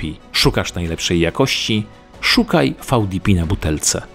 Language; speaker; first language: Polish; native; Polish